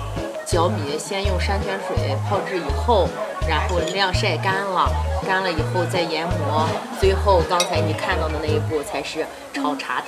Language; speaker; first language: Chinese; native; Chinese